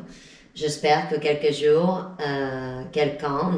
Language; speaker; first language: French; non-native, fluent; Spanish